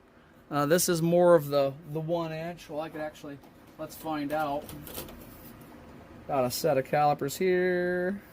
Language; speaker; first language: English; native; English